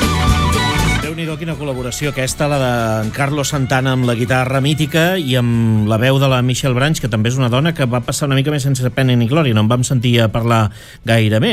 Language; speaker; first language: Catalan; native; Catalan